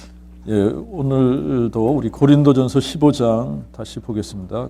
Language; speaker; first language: Korean; native; Korean